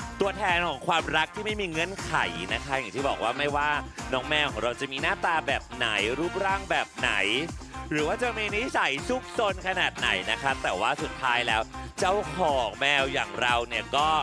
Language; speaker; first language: Thai; native; Thai